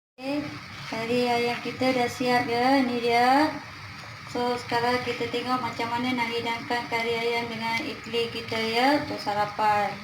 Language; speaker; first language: Malay; non-native, local second language; Tamil